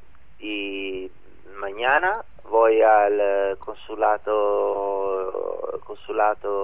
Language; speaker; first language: Spanish; non-native, learner; Italian